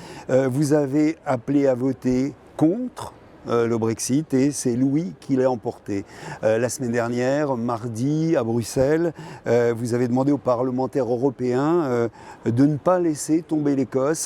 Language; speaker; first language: French; native; French